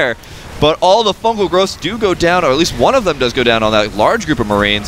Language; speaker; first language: English; native; English